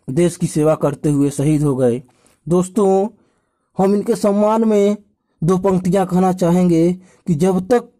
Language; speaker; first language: Hindi; native; Hindi